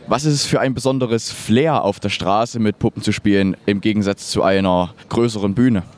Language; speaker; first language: German; native; German